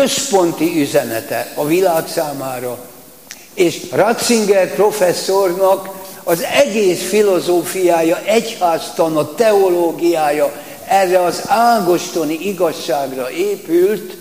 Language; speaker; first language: Hungarian; native; Hungarian